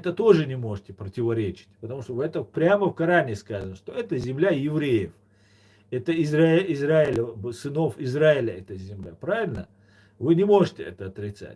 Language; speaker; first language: Russian; non-native, local second language; Chechen